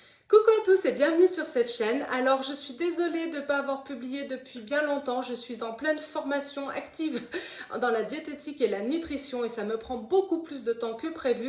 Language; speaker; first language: French; native; French